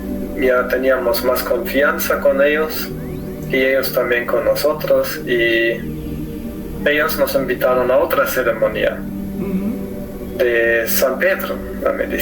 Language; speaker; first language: Spanish; non-native, fluent; German